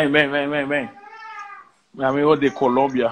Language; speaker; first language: Spanish; non-native, learner; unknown